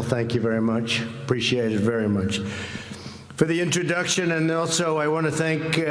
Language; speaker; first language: English; native; English